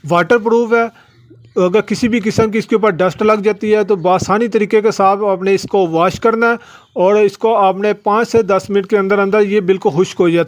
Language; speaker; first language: Hindi; non-native, local second language; Punjabi